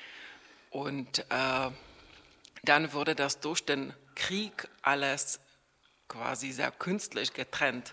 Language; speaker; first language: German; non-native, fluent; Czech